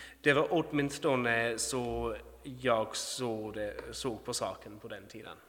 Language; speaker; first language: Swedish; non-native, fluent; English